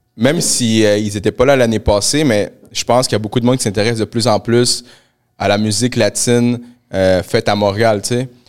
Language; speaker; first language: French; early bilingual, other home language; Spanish